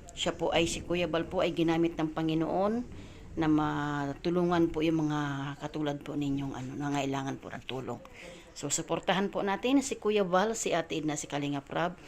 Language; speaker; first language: Filipino; non-native, local second language; Cebuano